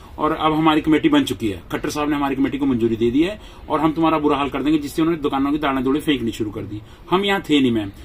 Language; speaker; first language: Hindi; non-native, local second language; Punjabi